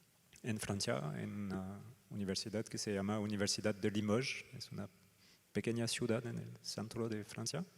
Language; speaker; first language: Spanish; non-native, fluent; French